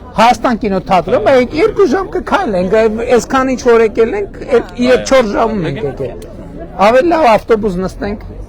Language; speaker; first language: Armenian; native; Armenian